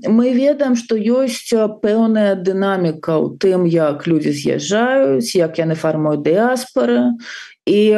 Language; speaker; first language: Belarusian; non-native, local second language; Russian